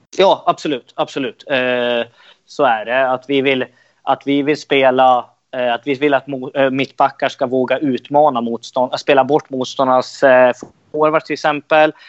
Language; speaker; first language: Swedish; native; Swedish